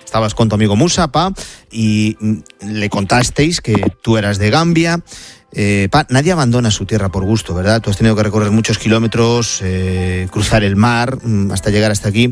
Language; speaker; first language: Spanish; native; Spanish